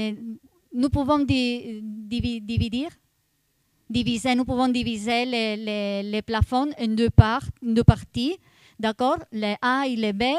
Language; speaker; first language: French; non-native, fluent; Italian